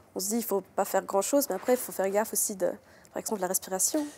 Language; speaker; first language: French; native; French